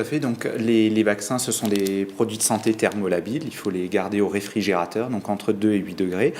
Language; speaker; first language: French; native; French